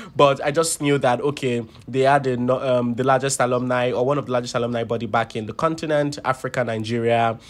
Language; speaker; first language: English; non-native, local second language; Yoruba